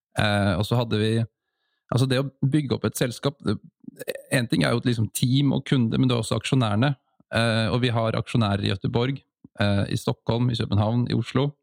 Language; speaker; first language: Norwegian; native; Norwegian